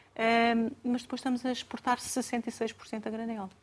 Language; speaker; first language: Portuguese; native; Portuguese